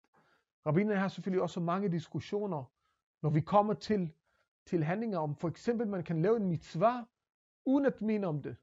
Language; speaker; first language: Danish; non-native, fluent; Hebrew